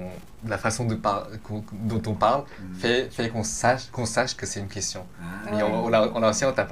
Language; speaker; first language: French; non-native, fluent; Lao